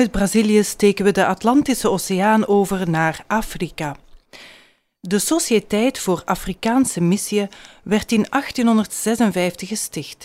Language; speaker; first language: Dutch; native; Dutch